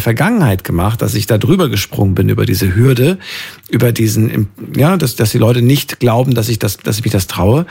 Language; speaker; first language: German; native; German